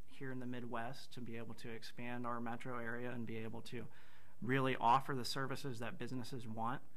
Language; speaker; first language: English; native; English